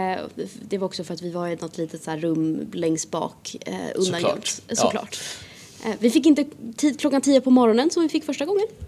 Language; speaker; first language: Swedish; native; Swedish